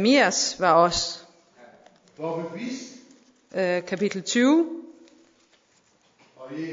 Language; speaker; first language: Danish; non-native, fluent; Persian